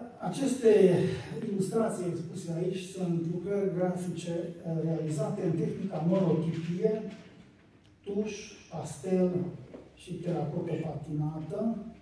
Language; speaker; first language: Romanian; non-native, local second language; Hungarian